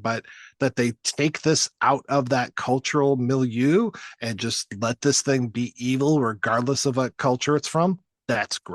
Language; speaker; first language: English; native; English